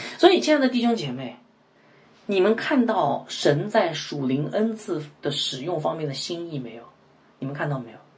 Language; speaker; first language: Chinese; native; Chinese